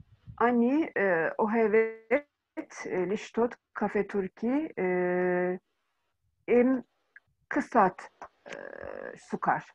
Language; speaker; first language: Hebrew; non-native, learner; Turkish